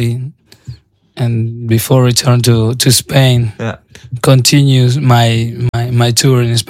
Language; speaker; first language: English; non-native, learner; Spanish